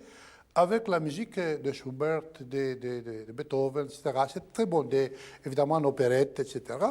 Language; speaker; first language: French; non-native, fluent; Greek